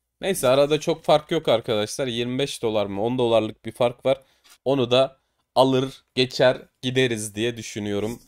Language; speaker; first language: Turkish; native; Turkish